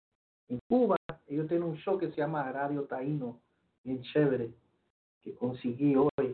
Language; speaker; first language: Spanish; early bilingual, heritage; Spanish